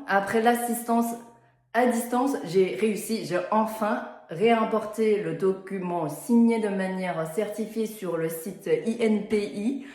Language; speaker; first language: French; non-native, fluent; Chinese